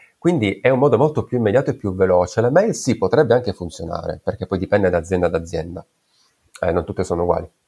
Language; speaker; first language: Italian; native; Italian